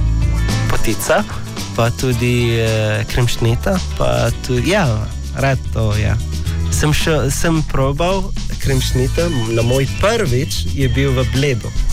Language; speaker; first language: Slovenian; non-native, learner; Arabic